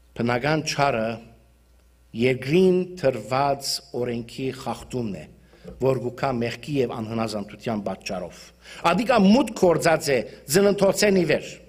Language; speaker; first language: Armenian; early bilingual, heritage; Armenian